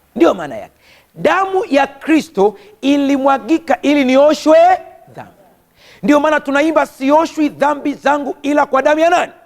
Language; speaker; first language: Swahili; native; Swahili